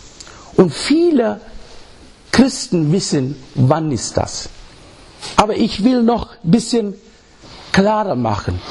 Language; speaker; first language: German; non-native, learner; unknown